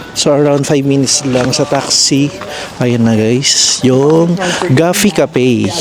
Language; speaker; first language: Filipino; native; Filipino